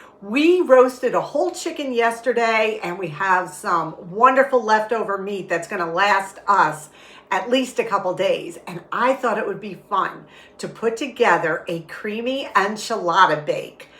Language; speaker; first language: English; native; English